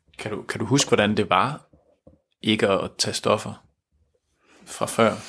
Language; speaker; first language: Danish; native; Danish